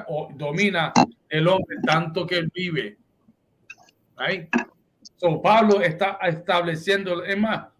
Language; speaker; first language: Spanish; early bilingual, heritage; Spanish